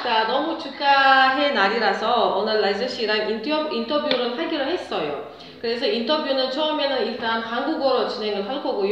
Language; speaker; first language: Korean; non-native, fluent; Uzbek